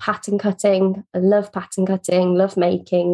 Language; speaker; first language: English; native; English